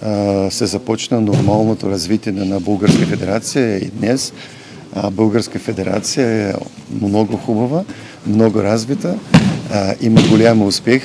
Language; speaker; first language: Bulgarian; non-native, learner; Polish